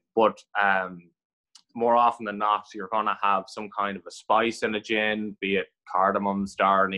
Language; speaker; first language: English; native; English